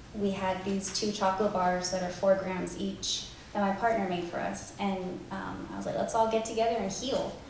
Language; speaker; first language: English; native; English